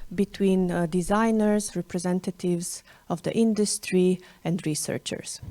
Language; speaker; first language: English; non-native, fluent; Romanian